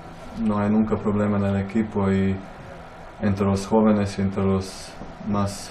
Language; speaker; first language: Spanish; non-native, fluent; Croatian